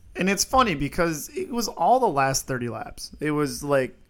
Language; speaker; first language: English; native; English